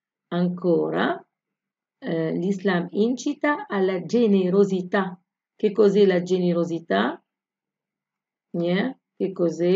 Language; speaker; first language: Italian; non-native, fluent; Arabic